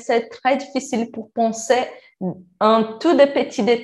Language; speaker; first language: French; non-native, learner; Portuguese